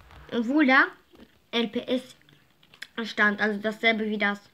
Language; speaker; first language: German; native; German